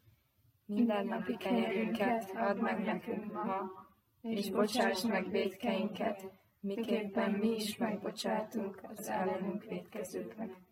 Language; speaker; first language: Hungarian; native; Hungarian